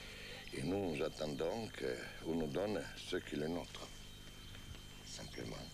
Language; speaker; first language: French; non-native, fluent; Italian